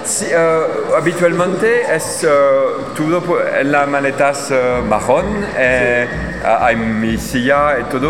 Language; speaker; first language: Spanish; non-native, learner; French